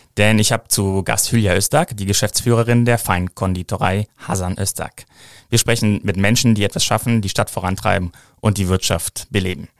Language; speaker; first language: German; native; German